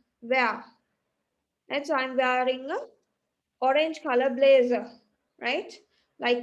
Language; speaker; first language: English; non-native, fluent; Sinhala